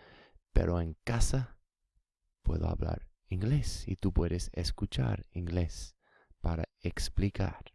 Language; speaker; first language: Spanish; non-native, fluent; English